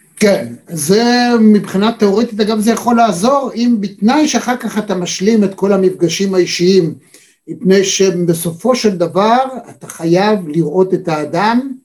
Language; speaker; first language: Hebrew; native; Hebrew